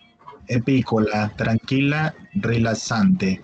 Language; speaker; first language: Italian; non-native, learner; Spanish